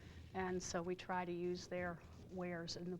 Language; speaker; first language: English; native; English